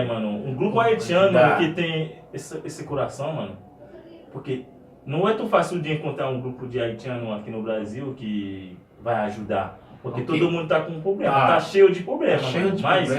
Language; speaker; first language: Portuguese; non-native, fluent; Haitian Creole